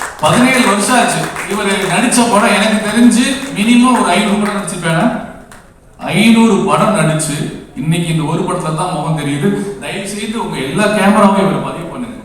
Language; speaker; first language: Tamil; native; Tamil